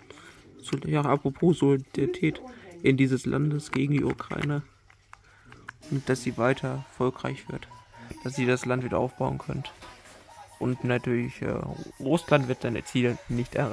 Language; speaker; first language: German; native; German